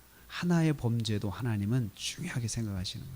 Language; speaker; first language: Korean; native; Korean